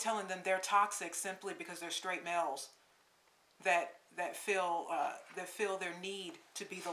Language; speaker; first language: English; native; English